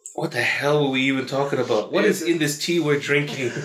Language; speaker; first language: English; non-native, local second language; Malay